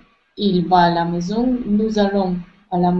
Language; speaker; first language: French; non-native, learner; Russian